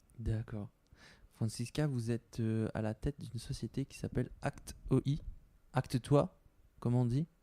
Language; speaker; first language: French; native; French